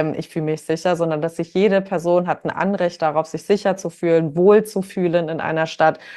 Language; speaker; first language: German; native; German